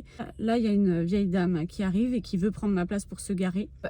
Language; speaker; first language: French; native; French